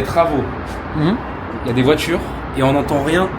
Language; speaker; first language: French; native; French